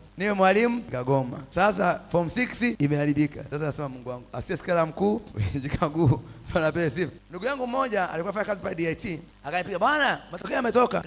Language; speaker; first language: Swahili; non-native, local second language; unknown